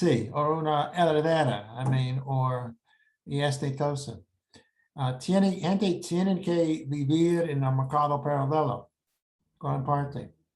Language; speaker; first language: Spanish; non-native, fluent; English